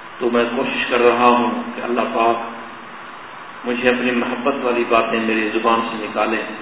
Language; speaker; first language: Urdu; non-native, local second language; Saraiki